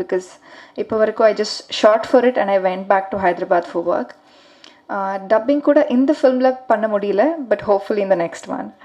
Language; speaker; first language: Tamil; non-native, learner; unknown